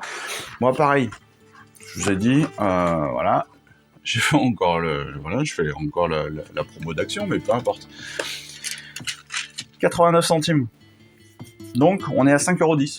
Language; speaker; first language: French; native; French